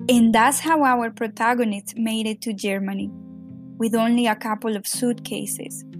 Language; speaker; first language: English; non-native, fluent; Spanish